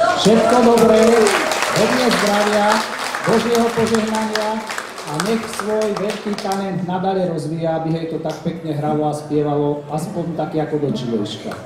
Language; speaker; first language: Slovak; native; Slovak